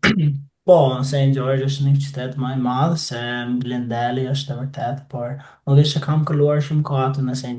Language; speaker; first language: Albanian; non-native, fluent; English